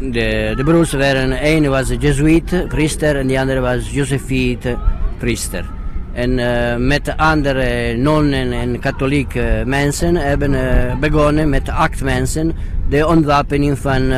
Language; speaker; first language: Dutch; non-native, learner; Italian